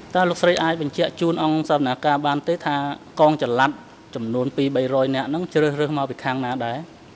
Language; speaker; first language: Khmer; native; Khmer